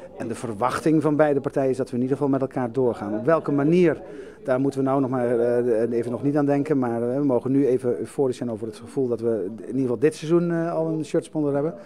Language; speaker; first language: Dutch; native; Dutch